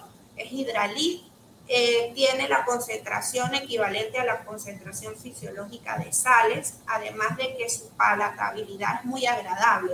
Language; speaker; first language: Spanish; native; Spanish